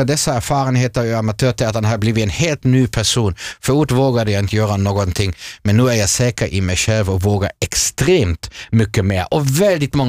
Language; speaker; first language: Swedish; non-native, fluent; German